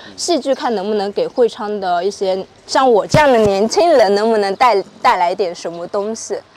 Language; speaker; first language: Chinese; native; Chinese